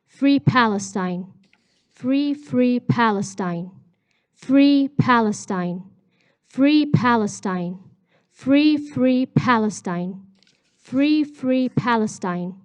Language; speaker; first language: English; early bilingual, other home language; Arabic